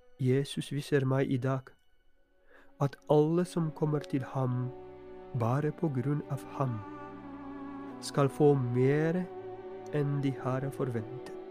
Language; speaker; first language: Norwegian; non-native, fluent; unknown